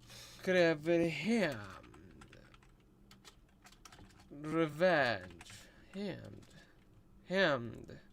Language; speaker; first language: Swedish; non-native, learner; Russian